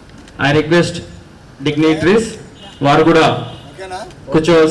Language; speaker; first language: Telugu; native; Telugu